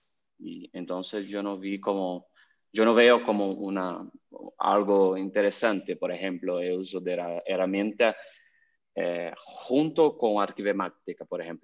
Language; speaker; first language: Spanish; non-native, learner; Portuguese